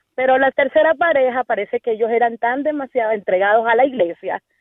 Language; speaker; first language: Spanish; native; Spanish